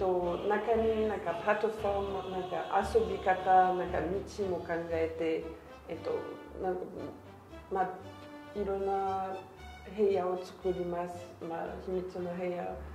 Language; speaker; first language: Japanese; non-native, learner; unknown